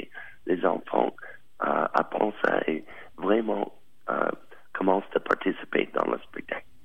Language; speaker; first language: French; non-native, learner; English